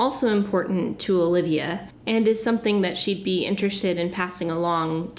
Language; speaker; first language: English; native; English